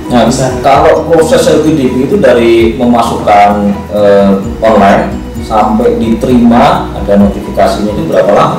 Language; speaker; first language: Indonesian; non-native, local second language; Javanese